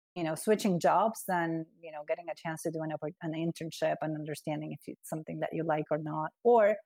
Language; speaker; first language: English; non-native, fluent; Spanish